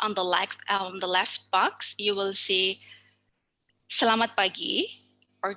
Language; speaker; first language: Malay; non-native, fluent; Javanese